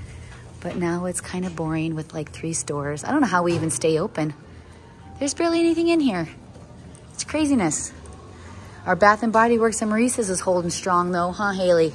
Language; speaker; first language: English; native; English